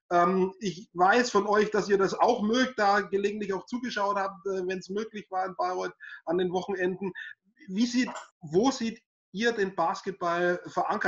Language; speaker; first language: German; native; German